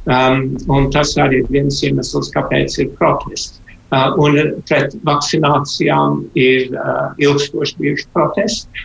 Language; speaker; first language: Latvian; early bilingual, heritage; Latvian